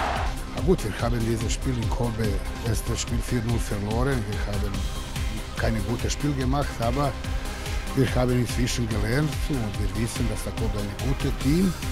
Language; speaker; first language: German; non-native, fluent; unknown